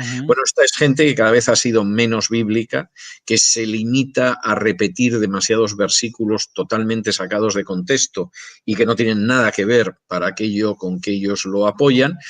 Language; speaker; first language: Spanish; native; Spanish